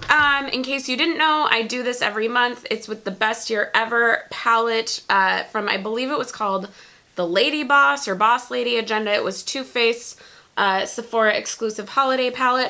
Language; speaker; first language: English; native; English